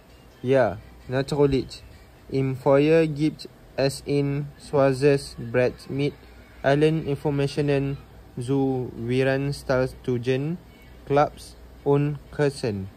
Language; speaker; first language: German; non-native, learner; Malay